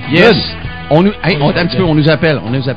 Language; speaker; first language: French; native; French